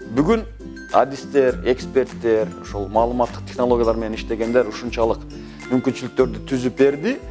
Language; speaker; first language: Kyrgyz; native; Kyrgyz